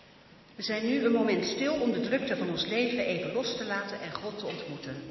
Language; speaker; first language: Dutch; native; Dutch